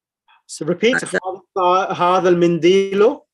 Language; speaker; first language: Arabic; non-native, fluent; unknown